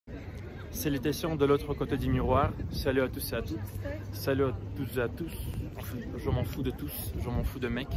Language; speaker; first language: French; non-native, fluent; Russian